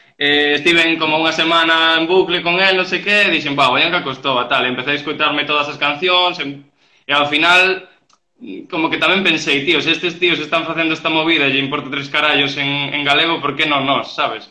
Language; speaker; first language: Galician; non-native, local second language; Spanish